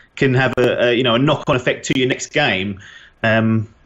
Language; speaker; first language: English; native; English